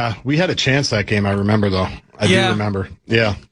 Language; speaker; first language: English; native; English